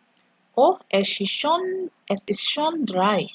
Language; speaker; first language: German; non-native, fluent; Indonesian